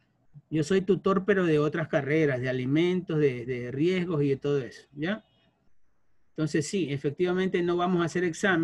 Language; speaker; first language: Spanish; native; Spanish